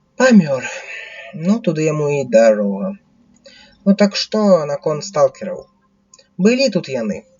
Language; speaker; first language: Belarusian; non-native, local second language; Russian